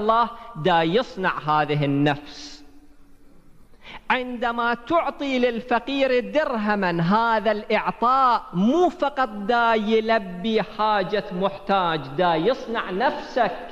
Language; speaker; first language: Arabic; native; Arabic